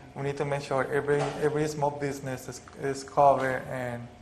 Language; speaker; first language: English; non-native, fluent; Spanish